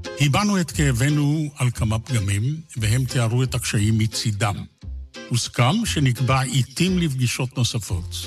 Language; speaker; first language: Hebrew; native; Hebrew